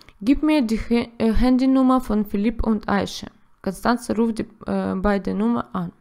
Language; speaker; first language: German; non-native, learner; Russian